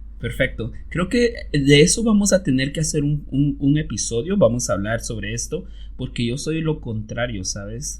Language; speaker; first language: Spanish; native; Spanish